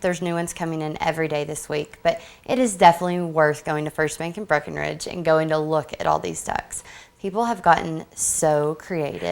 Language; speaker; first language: English; native; English